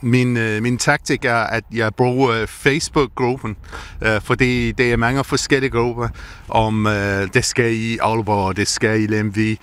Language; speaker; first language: Danish; non-native, fluent; English